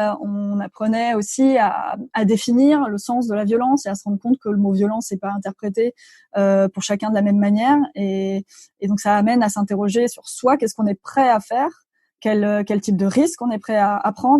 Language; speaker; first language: French; native; French